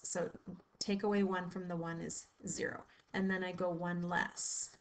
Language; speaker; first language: English; native; English